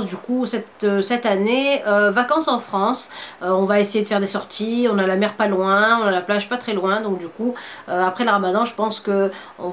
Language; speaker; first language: French; native; French